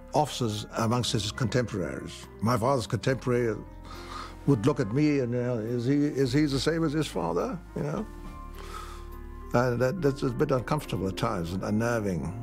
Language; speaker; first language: English; non-native, fluent; German